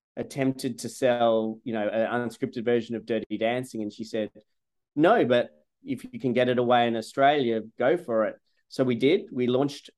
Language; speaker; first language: English; native; English